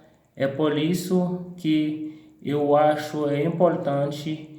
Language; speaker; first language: Portuguese; non-native, fluent; Haitian Creole